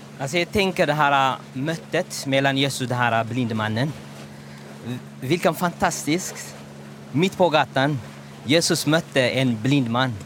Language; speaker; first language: Swedish; non-native, learner; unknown